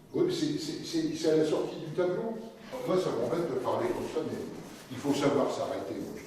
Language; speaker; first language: French; native; French